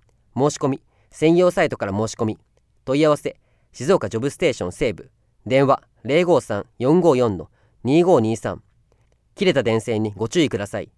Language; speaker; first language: Japanese; native; Japanese